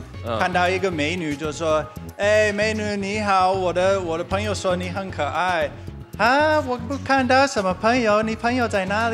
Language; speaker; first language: Chinese; non-native, fluent; English